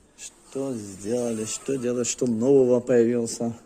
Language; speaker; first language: Russian; non-native, fluent; Tajik